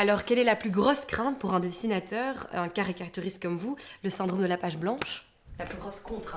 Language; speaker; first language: French; native; French